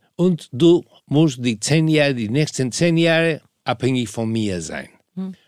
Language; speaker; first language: German; non-native, fluent; Spanish